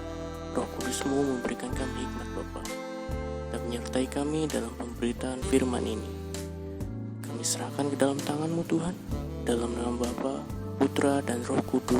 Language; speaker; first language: Indonesian; native; Indonesian